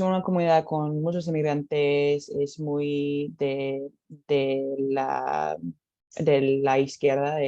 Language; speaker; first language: Spanish; non-native, learner; English